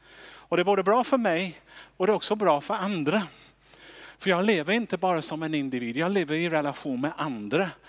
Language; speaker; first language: Swedish; non-native, fluent; English